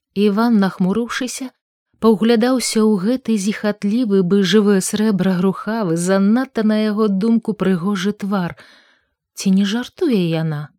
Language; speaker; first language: Belarusian; native; Belarusian